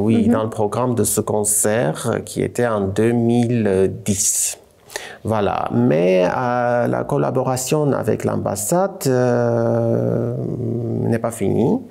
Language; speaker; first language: French; non-native, fluent; Armenian